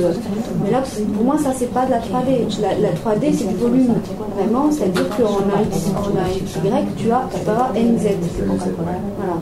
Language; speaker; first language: French; native; French